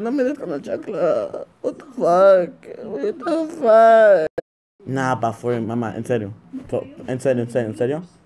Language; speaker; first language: Spanish; early bilingual, heritage; Spanish